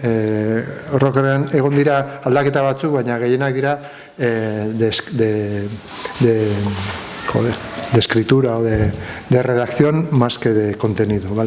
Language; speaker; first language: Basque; non-native, local second language; Spanish